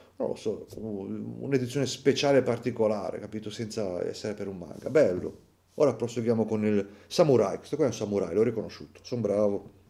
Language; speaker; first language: Italian; native; Italian